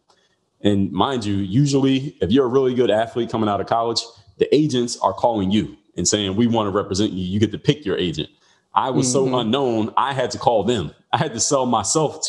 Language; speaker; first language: English; native; English